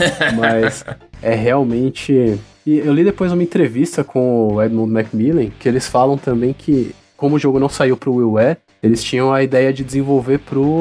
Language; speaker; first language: Portuguese; native; Portuguese